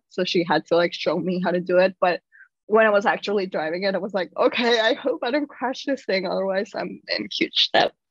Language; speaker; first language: English; non-native, fluent; Spanish